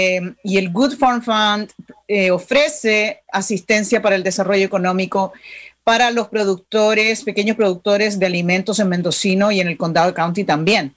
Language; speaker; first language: Spanish; native; Spanish